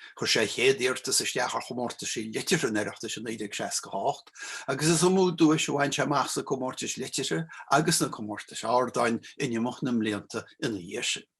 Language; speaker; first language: Irish; native; Irish